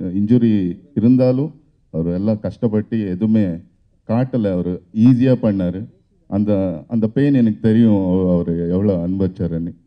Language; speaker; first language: Tamil; non-native, learner; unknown